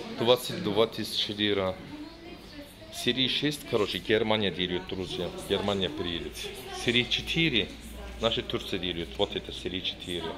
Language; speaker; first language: Russian; non-native, learner; Turkish